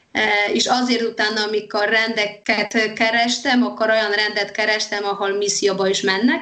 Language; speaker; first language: Hungarian; non-native, fluent; Polish